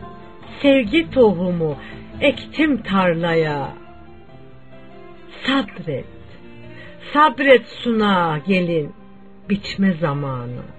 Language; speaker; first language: Turkish; native; Turkish